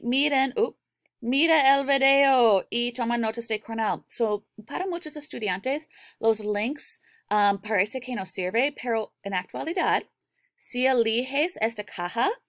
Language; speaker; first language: Spanish; non-native, learner; English